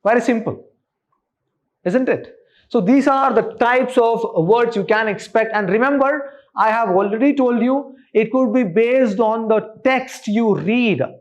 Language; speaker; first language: English; non-native, local second language; Kannada